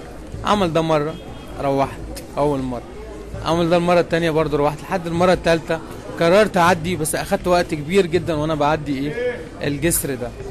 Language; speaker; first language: Arabic; native; Arabic